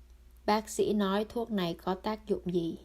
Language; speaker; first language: Vietnamese; early bilingual, heritage; Vietnamese